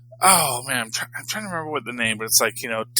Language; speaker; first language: English; native; English